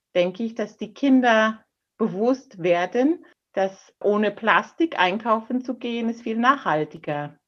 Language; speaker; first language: German; non-native, fluent; English